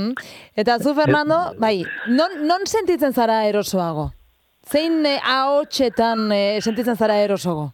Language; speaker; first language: Basque; native; Basque